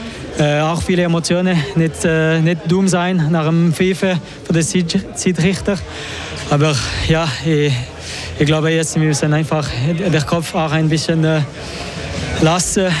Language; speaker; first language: German; non-native, local second language; French